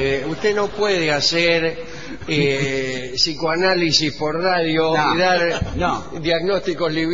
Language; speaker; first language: Spanish; native; Spanish